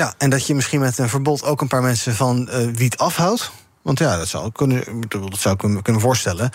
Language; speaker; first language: Dutch; native; Dutch